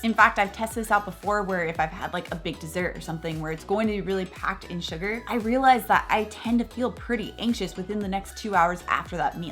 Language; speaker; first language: English; native; English